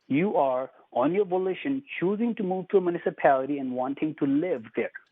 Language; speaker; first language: English; non-native, local second language; Punjabi